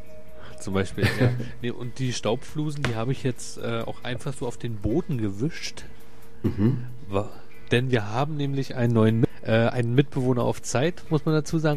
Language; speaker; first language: German; native; German